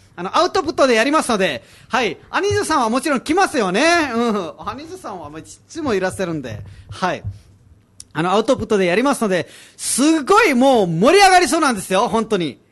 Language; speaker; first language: Japanese; non-native, fluent; Nepali